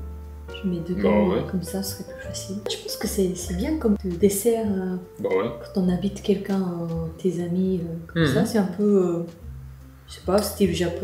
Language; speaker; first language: French; non-native, fluent; Japanese